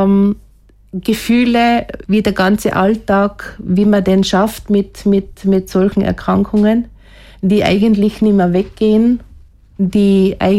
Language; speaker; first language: German; native; German